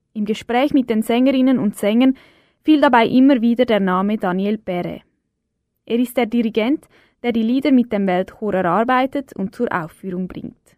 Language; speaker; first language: German; native; German